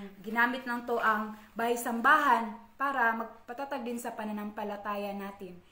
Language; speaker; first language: Filipino; non-native, local second language; Cebuano